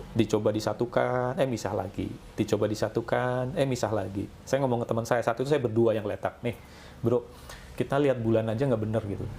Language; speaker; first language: Indonesian; non-native, local second language; Javanese